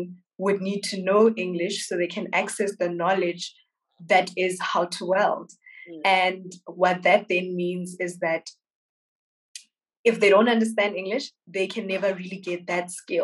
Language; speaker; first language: English; non-native, local second language; Southern Sotho